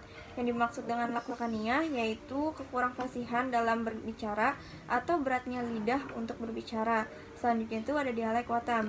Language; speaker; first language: Indonesian; native; Indonesian